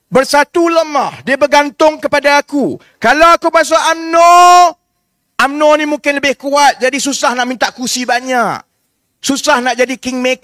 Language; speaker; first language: Malay; native; Malay